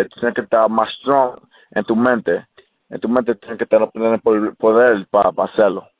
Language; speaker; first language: Spanish; early bilingual, heritage; English